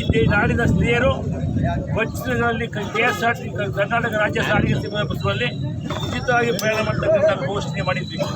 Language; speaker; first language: Kannada; native; Kannada